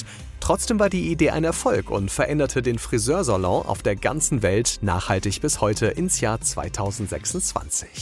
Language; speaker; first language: German; native; German